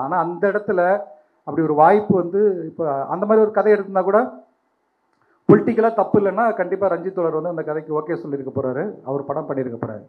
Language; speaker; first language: Tamil; native; Tamil